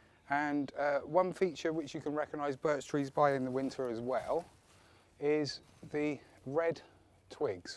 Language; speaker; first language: English; native; English